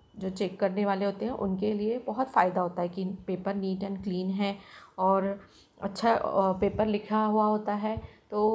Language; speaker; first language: Hindi; non-native, local second language; Marathi